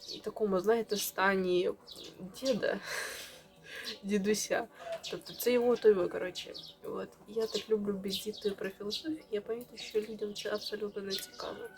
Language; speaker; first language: Ukrainian; non-native, local second language; Russian